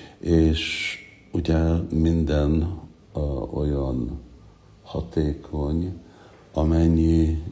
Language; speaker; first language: Hungarian; non-native, learner; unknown